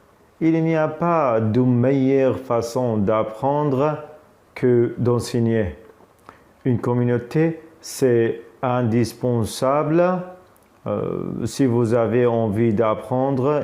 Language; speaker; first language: French; non-native, fluent; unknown